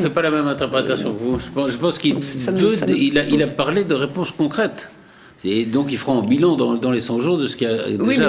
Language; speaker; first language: French; native; French